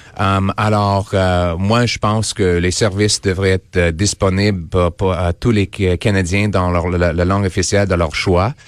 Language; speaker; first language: French; non-native, local second language; English